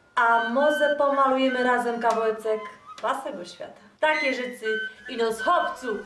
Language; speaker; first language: Polish; native; Polish